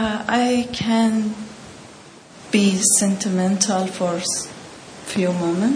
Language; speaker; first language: English; non-native, learner; Persian